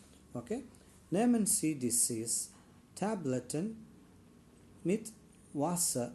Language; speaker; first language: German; non-native, learner; Malayalam